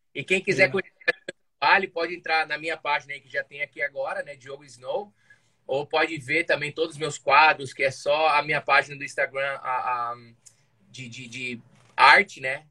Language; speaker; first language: Portuguese; native; Portuguese